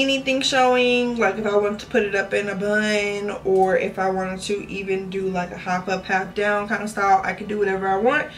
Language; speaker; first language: English; native; English